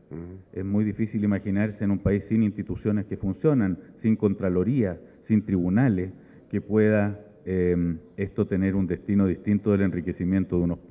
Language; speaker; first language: Spanish; native; Spanish